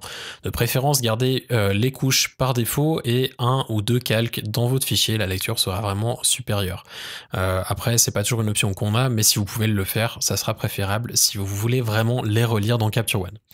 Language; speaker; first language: French; native; French